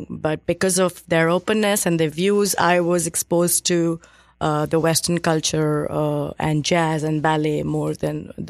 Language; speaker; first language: English; non-native, local second language; Hindi